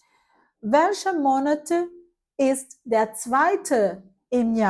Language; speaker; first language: German; non-native, fluent; Portuguese